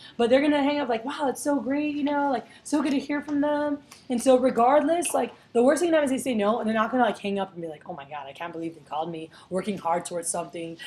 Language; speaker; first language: English; early bilingual, other home language; Spanish